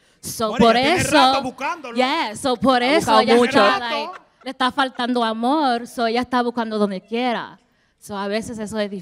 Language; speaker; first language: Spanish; early bilingual, heritage; English